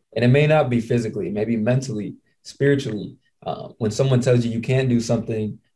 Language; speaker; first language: English; native; English